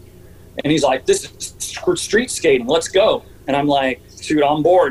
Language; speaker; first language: English; native; English